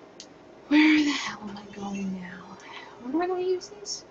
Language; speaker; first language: English; native; English